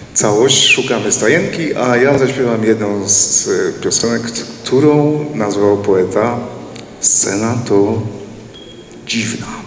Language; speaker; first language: Polish; native; Polish